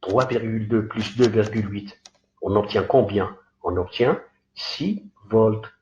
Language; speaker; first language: French; non-native, local second language; Arabic